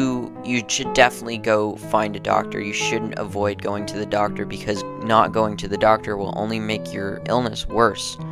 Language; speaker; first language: English; native; English